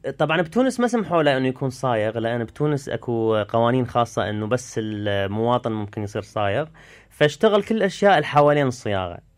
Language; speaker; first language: Arabic; early bilingual, heritage; Arabic